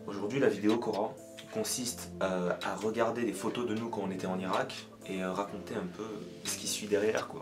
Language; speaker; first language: French; early bilingual, other home language; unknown